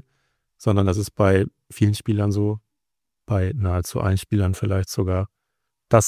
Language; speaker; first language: German; native; German